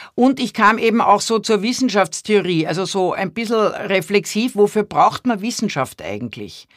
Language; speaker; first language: German; native; German